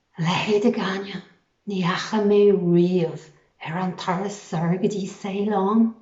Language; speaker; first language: Irish; native; Irish